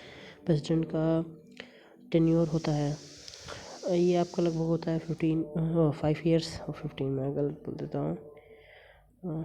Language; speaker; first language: Hindi; native; Hindi